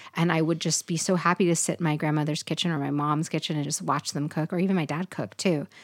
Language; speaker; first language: English; native; English